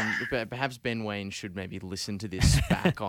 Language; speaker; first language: English; native; English